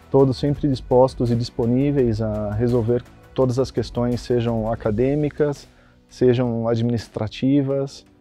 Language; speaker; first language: Portuguese; native; Portuguese